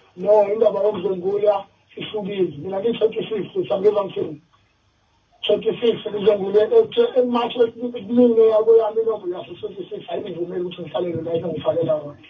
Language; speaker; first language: Zulu; native; Zulu